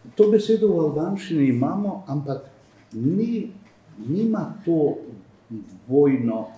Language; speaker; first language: Slovenian; non-native, fluent; Albanian